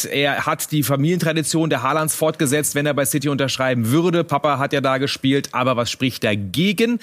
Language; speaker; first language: German; native; German